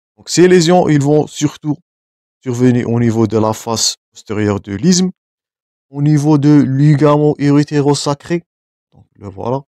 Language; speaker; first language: French; non-native, local second language; Arabic